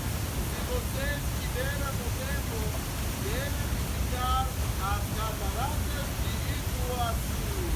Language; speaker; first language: Portuguese; non-native, learner; English